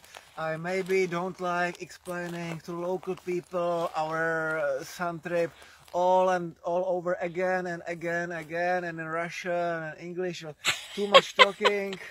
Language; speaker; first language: English; non-native, fluent; Czech